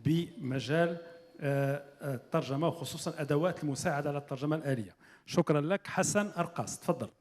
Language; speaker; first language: Arabic; native; Arabic